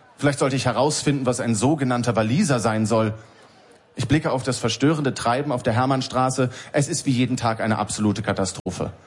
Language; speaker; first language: German; native; German